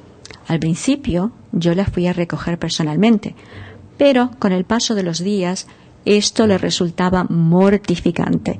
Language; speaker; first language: Spanish; native; Spanish